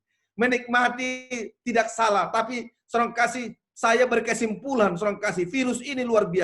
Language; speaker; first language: Indonesian; native; Indonesian